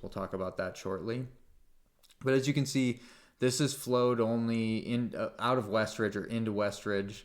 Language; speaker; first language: English; native; English